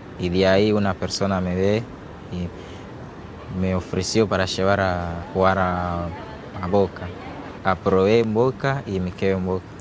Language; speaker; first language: Spanish; non-native, learner; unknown